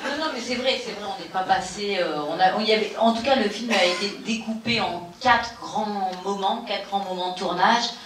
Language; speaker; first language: French; native; French